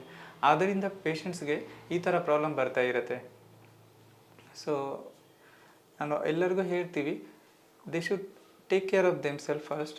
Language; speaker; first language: Kannada; non-native, local second language; Hindi